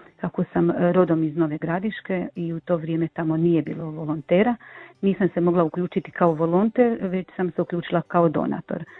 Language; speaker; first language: Croatian; native; Croatian